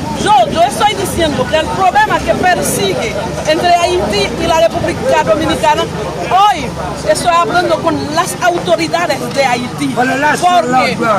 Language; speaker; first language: Spanish; non-native, local second language; Haitian Creole